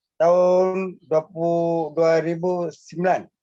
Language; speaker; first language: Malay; non-native, local second language; Tamil